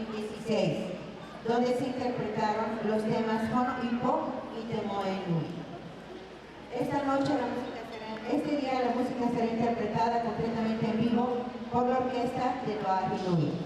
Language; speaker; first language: Spanish; native; Spanish